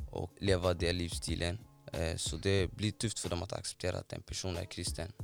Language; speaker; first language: Swedish; non-native, fluent; Somali